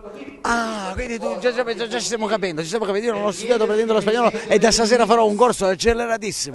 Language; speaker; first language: Italian; native; Italian